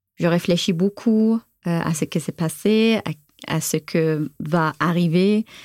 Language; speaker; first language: French; non-native, fluent; Arabic